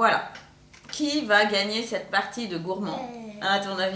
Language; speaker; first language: French; native; French